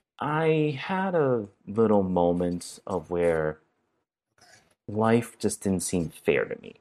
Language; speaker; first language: English; early bilingual, other home language; Cantonese